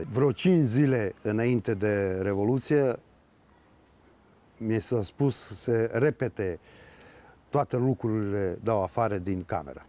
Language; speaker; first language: Romanian; early bilingual, heritage; Serbian